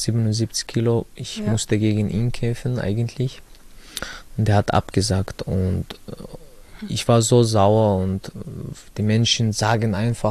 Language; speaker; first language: German; early bilingual, other home language; Chechen